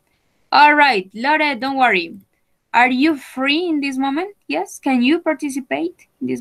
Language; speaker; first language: English; non-native, fluent; Spanish